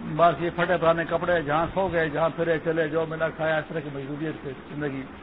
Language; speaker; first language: Urdu; non-native, local second language; Pashto